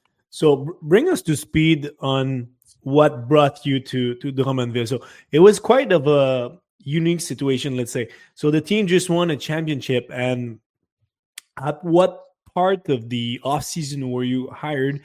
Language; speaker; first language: English; non-native, fluent; French